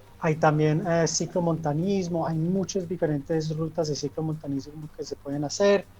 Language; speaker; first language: Spanish; early bilingual, heritage; Spanish